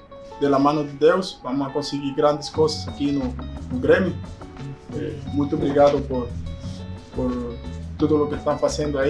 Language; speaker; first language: Portuguese; non-native, fluent; Spanish